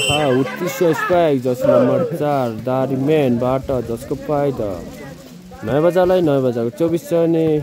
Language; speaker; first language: Nepali; native; Nepali